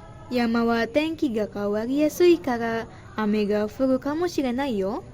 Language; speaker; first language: Japanese; non-native, learner; Indonesian